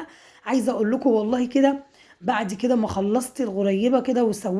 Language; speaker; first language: Arabic; native; Arabic